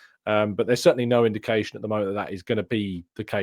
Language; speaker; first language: English; native; English